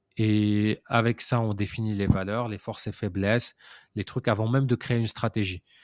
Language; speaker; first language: French; non-native, local second language; Arabic